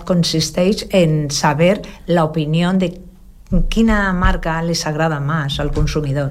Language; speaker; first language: Catalan; non-native, local second language; Spanish